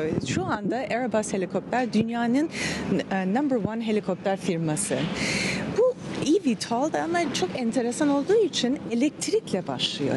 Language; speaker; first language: Turkish; early bilingual, heritage; Turkish